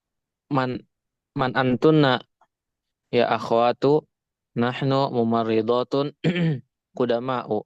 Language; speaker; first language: Arabic; non-native, learner; Indonesian